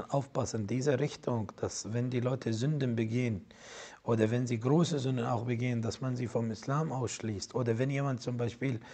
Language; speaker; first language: German; non-native, fluent; Arabic